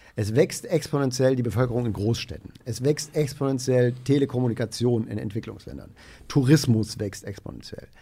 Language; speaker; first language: German; native; German